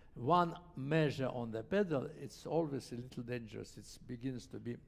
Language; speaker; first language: English; non-native, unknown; Russian